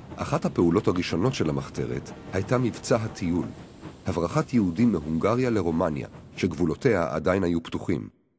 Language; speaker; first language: Hebrew; native; Hebrew